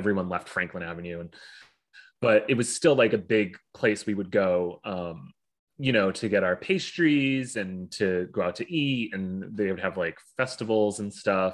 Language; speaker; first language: English; native; English